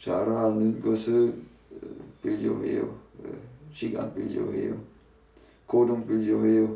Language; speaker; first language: Korean; non-native, learner; German